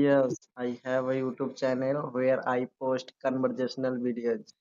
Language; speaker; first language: English; non-native, learner; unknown